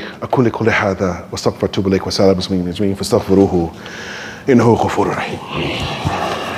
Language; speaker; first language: Arabic; non-native, learner; English